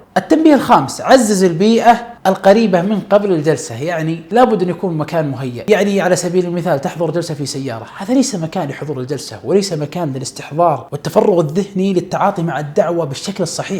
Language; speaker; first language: Arabic; native; Arabic